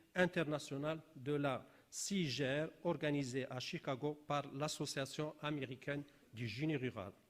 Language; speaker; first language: French; non-native, local second language; Arabic